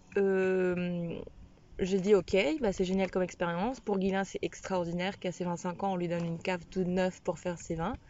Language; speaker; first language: French; non-native, fluent; Spanish